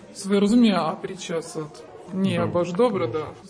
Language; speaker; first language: Croatian; non-native, learner; Ukrainian